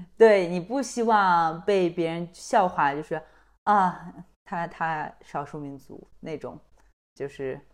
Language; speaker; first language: Chinese; non-native, local second language; Kazakh